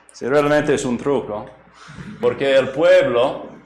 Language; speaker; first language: Spanish; non-native, fluent; English